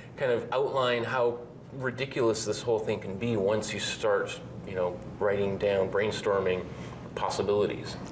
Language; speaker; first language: English; native; English